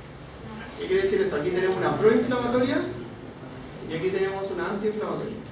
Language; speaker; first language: Spanish; native; Spanish